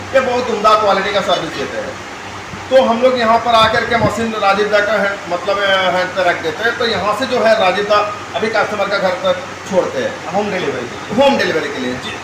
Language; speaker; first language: Hindi; non-native, local second language; Bangla